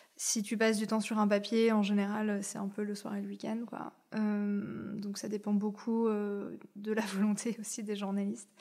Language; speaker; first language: French; native; French